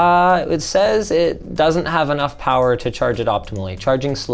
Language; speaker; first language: English; native; English